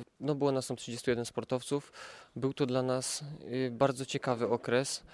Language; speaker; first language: Polish; native; Polish